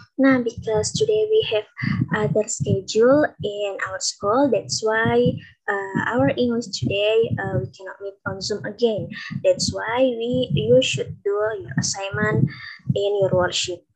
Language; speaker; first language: English; non-native, learner; Indonesian